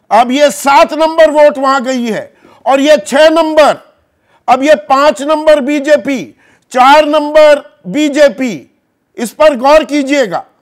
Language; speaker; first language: Hindi; native; Hindi